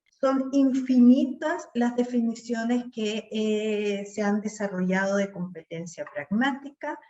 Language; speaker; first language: Spanish; native; Spanish